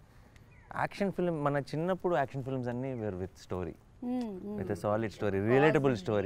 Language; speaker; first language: Telugu; native; Telugu